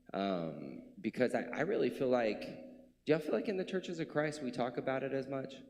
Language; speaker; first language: English; native; English